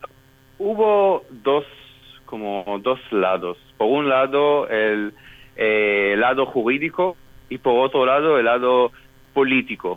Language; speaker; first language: Spanish; non-native, fluent; Hebrew